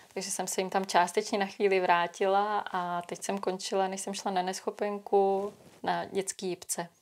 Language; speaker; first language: Czech; native; Czech